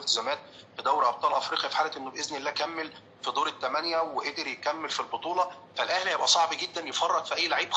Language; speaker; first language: Arabic; native; Arabic